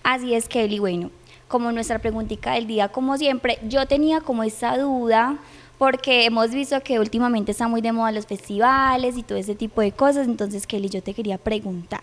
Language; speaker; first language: Spanish; native; Spanish